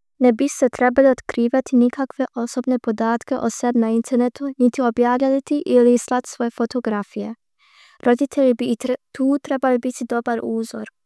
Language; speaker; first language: Croatian; early bilingual, heritage; Croatian